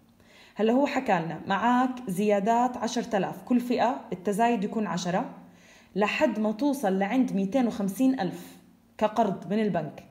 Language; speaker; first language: Arabic; native; Arabic